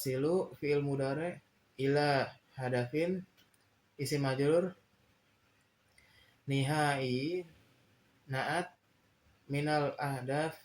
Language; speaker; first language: Arabic; non-native, learner; Indonesian